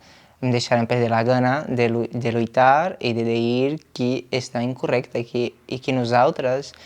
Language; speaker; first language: Catalan; non-native, fluent; Portuguese